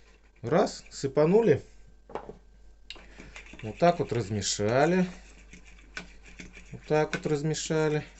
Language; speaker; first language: Russian; native; Russian